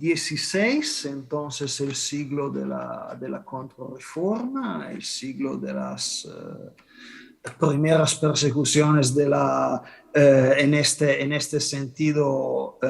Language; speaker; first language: Spanish; non-native, fluent; Italian